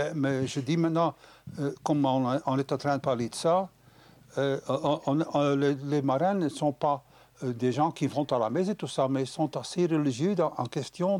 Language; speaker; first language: French; non-native, fluent; Dutch